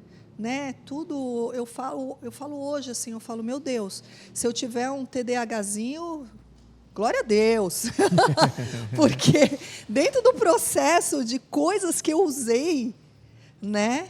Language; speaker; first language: Portuguese; native; Portuguese